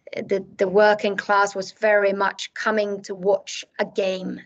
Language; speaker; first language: English; non-native, fluent; Swedish